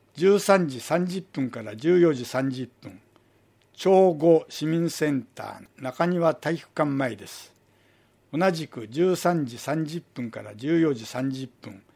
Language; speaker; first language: Japanese; native; Japanese